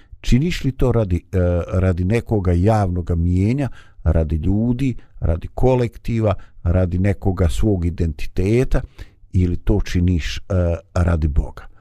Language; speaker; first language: Bosnian; native; Bosnian